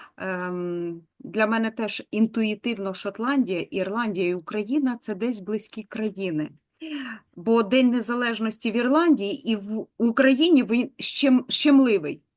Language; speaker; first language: Ukrainian; native; Ukrainian